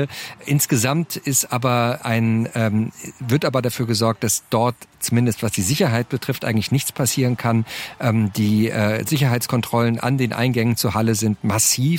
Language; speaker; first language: German; native; German